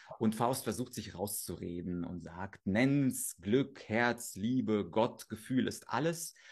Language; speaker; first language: German; early bilingual, other home language; Russian